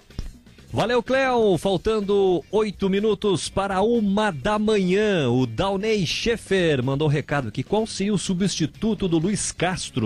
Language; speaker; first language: Portuguese; native; Portuguese